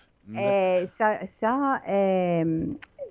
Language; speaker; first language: French; non-native, learner; Greek